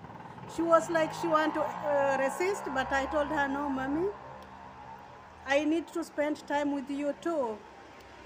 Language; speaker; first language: English; non-native, learner; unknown